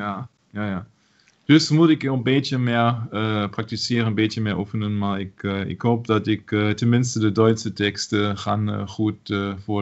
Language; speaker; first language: Dutch; non-native, learner; German